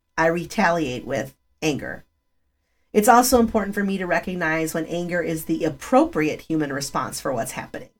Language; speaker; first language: English; early bilingual, other home language; Spanish